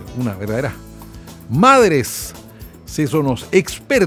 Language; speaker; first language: Spanish; native; Spanish